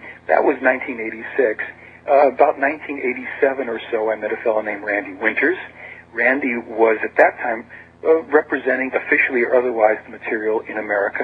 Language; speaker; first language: English; native; English